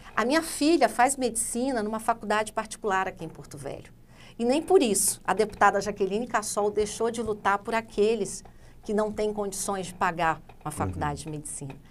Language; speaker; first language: Portuguese; native; Portuguese